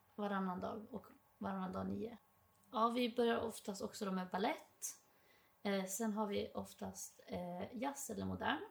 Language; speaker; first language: Swedish; native; Swedish